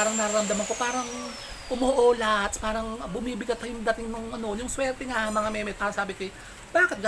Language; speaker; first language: Filipino; native; Filipino